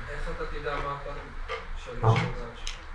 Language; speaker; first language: Hebrew; native; Hebrew